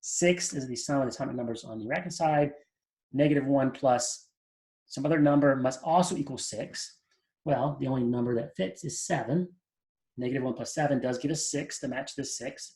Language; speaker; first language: English; native; English